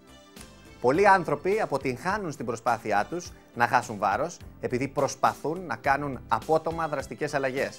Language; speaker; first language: Greek; native; Greek